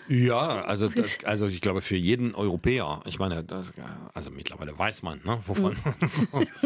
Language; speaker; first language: German; non-native, fluent; French